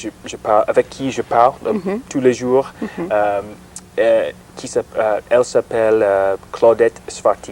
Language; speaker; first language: French; non-native, learner; English